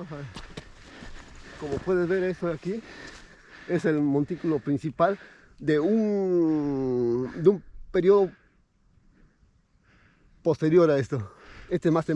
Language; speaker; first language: Spanish; native; Spanish